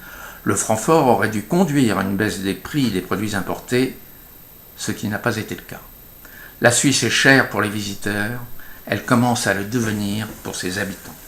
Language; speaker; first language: French; native; French